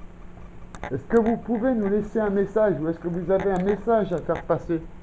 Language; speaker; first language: French; native; French